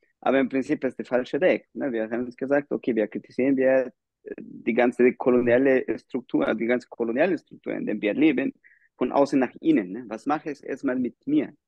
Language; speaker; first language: German; non-native, fluent; Spanish